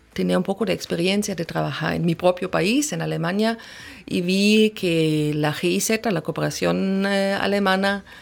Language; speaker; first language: Spanish; non-native, fluent; German